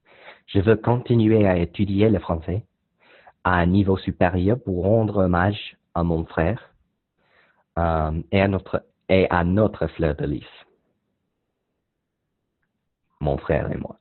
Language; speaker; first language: French; non-native, learner; English